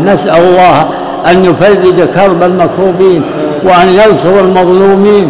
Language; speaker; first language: Arabic; native; Arabic